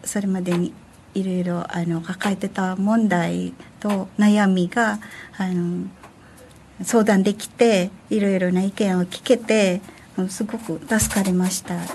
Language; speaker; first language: Japanese; non-native, fluent; Filipino